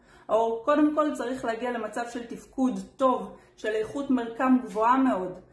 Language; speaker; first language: Hebrew; native; Hebrew